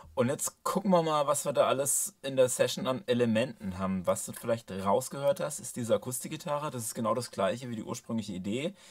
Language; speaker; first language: German; native; German